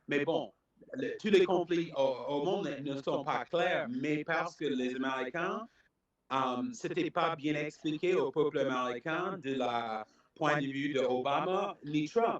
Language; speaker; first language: French; non-native, fluent; English